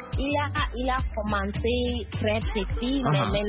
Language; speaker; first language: French; non-native, learner; Akan